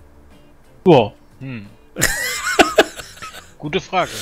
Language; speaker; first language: German; native; German